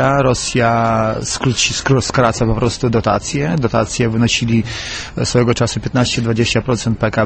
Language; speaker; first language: Polish; non-native, fluent; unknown